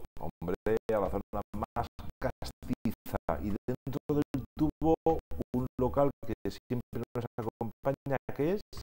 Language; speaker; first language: Spanish; native; Spanish